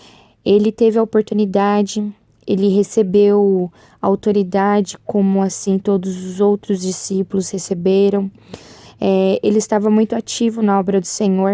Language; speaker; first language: Portuguese; native; Portuguese